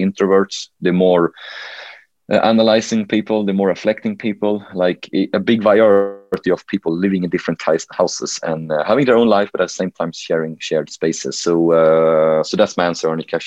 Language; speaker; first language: English; non-native, fluent; Swedish